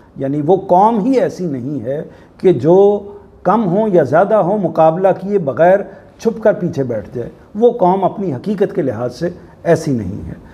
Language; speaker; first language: Urdu; non-native, local second language; Punjabi